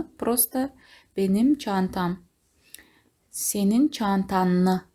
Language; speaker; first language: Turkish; non-native, fluent; Kazakh